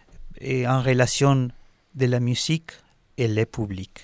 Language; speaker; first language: French; non-native, learner; Spanish